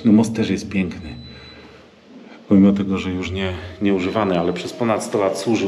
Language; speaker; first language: Polish; native; Polish